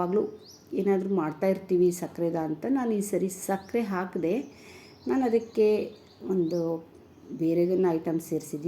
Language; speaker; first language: Kannada; native; Kannada